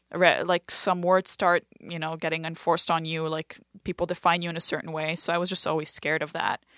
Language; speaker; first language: English; non-native, fluent; French